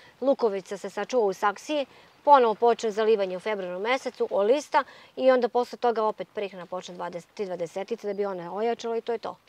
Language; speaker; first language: Croatian; native; Croatian